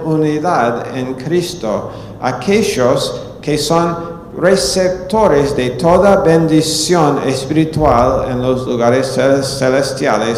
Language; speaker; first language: Spanish; non-native, fluent; English